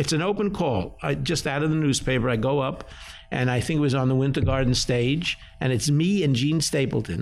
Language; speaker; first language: English; early bilingual, other home language; Yiddish